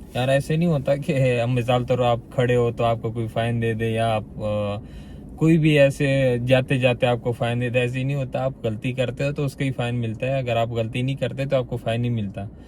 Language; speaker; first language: Urdu; non-native, local second language; Pashto